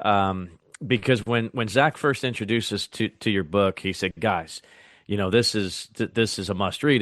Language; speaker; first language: English; native; English